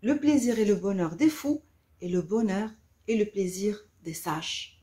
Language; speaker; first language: French; non-native, local second language; Arabic